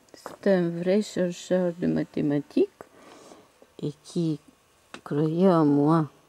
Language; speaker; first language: French; non-native, fluent; Bulgarian